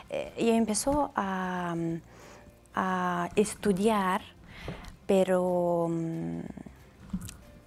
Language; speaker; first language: Spanish; non-native, learner; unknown